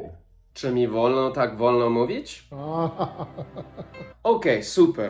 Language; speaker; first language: Polish; non-native, fluent; English